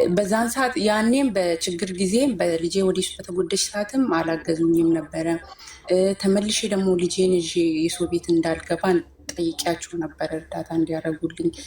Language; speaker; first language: Amharic; native; Amharic